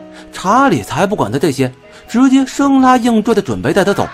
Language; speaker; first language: Chinese; native; Chinese